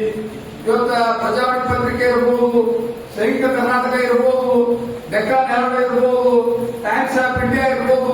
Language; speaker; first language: Kannada; native; Kannada